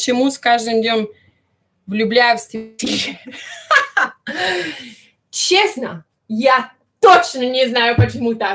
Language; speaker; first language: Russian; early bilingual, heritage; Italian